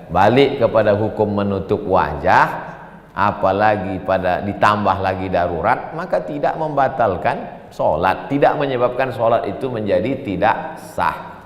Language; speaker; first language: Indonesian; native; Indonesian